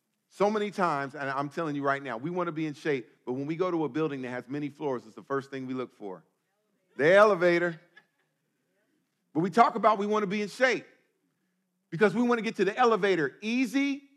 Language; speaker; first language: English; native; English